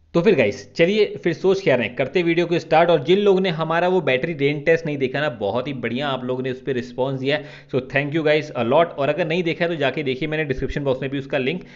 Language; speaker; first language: Hindi; native; Hindi